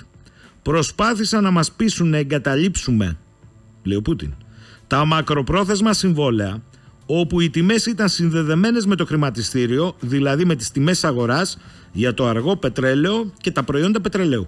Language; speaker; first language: Greek; native; Greek